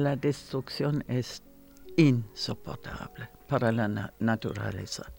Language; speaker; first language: Spanish; non-native, learner; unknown